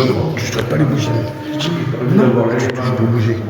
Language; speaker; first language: French; native; French